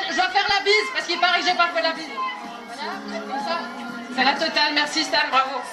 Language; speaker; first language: French; native; French